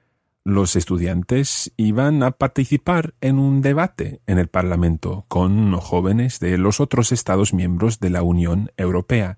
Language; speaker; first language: Spanish; non-native, fluent; English